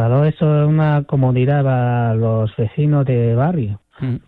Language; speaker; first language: Spanish; non-native, fluent; Chinese